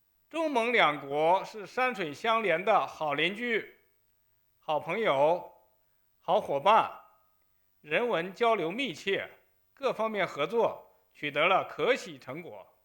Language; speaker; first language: Chinese; native; Chinese